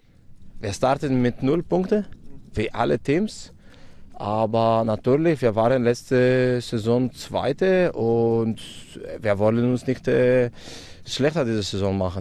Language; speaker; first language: German; non-native, fluent; Greek